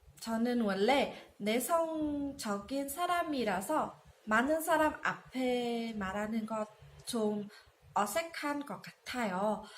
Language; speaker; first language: Korean; non-native, learner; Vietnamese